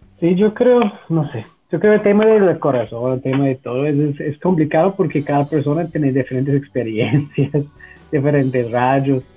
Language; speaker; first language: Spanish; non-native, fluent; English